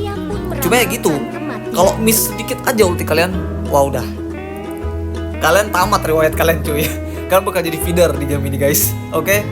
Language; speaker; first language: Indonesian; native; Indonesian